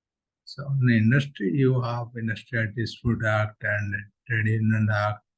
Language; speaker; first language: English; non-native, local second language; Odia